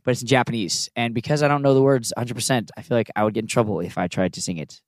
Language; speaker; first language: English; native; English